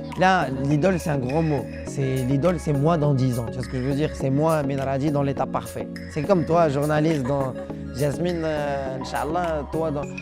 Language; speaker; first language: French; non-native, local second language; Arabic